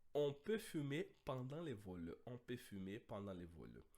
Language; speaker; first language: French; non-native, fluent; Portuguese